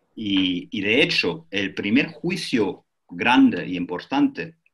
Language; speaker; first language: Spanish; non-native, fluent; German